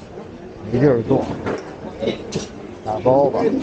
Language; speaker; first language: Chinese; native; Chinese